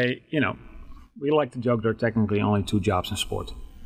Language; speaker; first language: English; non-native, fluent; Dutch